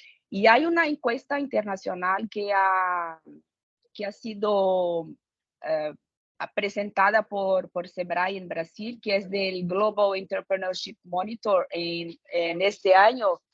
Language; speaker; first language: Spanish; non-native, fluent; Portuguese